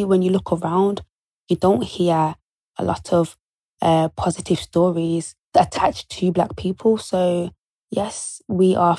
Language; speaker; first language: English; native; English